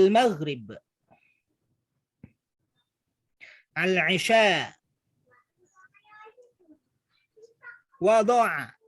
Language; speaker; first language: Arabic; non-native, fluent; Indonesian